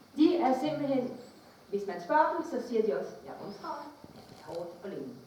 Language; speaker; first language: Danish; native; Danish